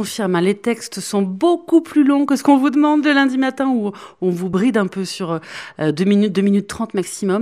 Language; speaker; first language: French; native; French